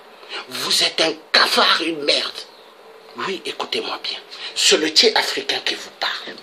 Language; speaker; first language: French; non-native, local second language; Kongo